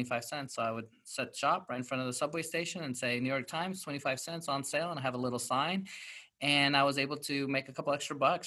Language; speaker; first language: English; native; English